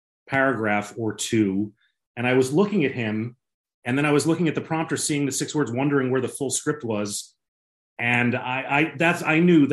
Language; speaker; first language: English; native; English